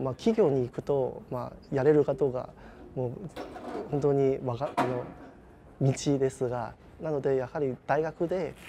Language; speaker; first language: Japanese; non-native, fluent; Chinese